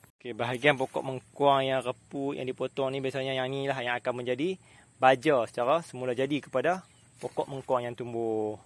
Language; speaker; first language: Malay; native; Malay